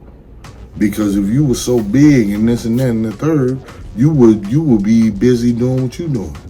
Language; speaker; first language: English; native; English